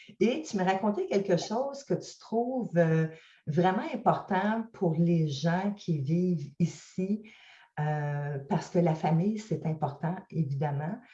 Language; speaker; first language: French; native; French